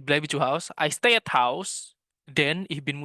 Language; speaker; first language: German; non-native, fluent; Indonesian